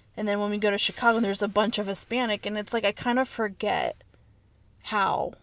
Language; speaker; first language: English; early bilingual, other home language; Spanish